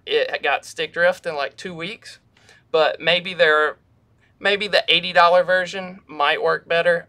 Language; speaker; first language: English; native; English